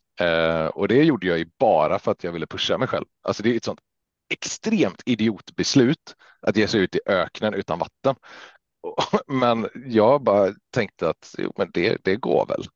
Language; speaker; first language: Swedish; native; Swedish